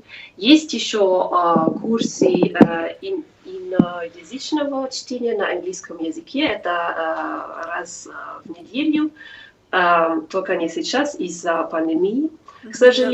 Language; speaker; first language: Russian; non-native, fluent; German